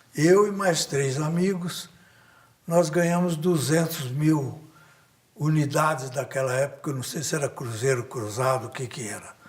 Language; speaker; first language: Portuguese; native; Portuguese